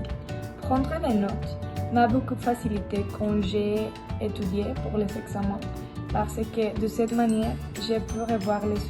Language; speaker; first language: French; non-native, learner; Spanish